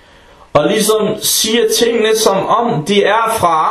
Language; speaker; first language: Danish; non-native, fluent; Arabic